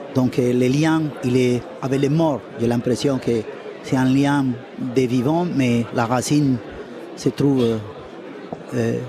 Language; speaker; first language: French; non-native, fluent; Spanish